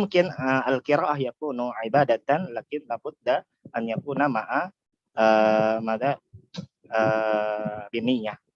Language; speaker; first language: Arabic; non-native, fluent; Indonesian